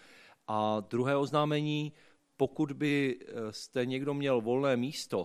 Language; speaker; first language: Czech; native; Czech